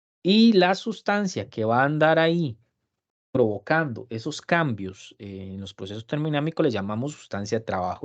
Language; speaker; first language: Spanish; native; Spanish